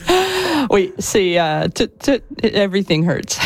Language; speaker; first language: French; non-native, fluent; English